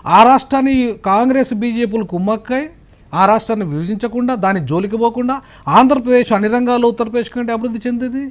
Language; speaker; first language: Telugu; native; Telugu